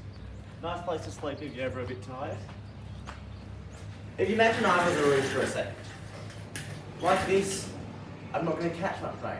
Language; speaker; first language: English; native; English